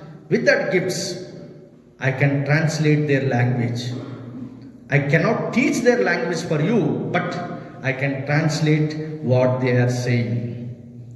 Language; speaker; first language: English; non-native, local second language; Telugu